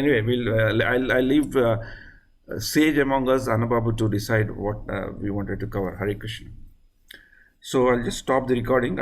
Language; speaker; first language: English; non-native, local second language; Telugu